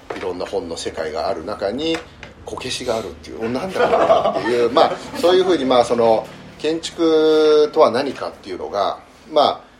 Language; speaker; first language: Japanese; early bilingual, heritage; Japanese